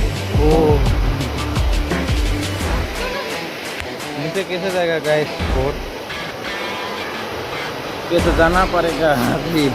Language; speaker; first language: Hindi; non-native, local second language; Assamese